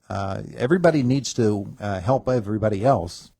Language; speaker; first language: English; native; English